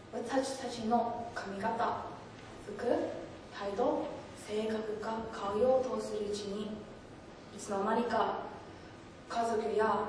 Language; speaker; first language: Japanese; non-native, learner; English